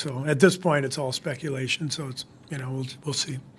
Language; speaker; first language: English; native; English